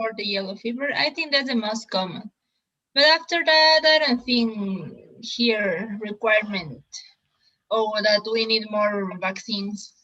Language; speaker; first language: English; non-native, learner; Spanish